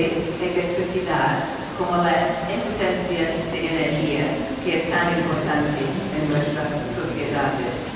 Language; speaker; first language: Spanish; non-native, fluent; English